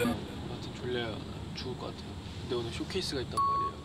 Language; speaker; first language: Korean; native; Korean